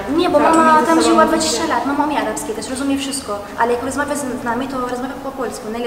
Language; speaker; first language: Polish; early bilingual, heritage; Arabic